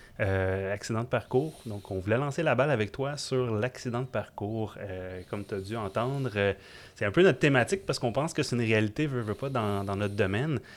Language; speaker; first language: French; native; French